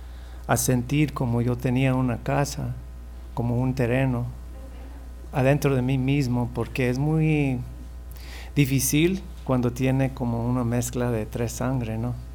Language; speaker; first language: Spanish; early bilingual, heritage; English